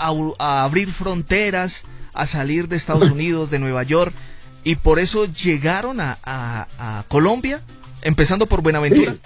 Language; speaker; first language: Spanish; native; Spanish